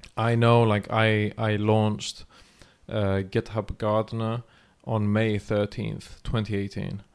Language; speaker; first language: English; non-native, fluent; Greek